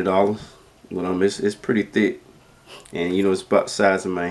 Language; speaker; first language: English; native; English